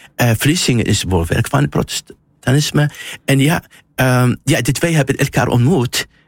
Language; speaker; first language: Dutch; non-native, fluent; Arabic